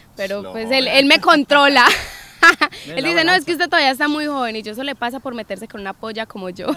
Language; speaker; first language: Spanish; early bilingual, heritage; Spanish